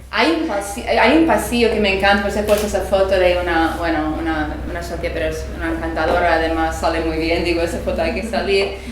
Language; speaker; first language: Spanish; early bilingual, other home language; English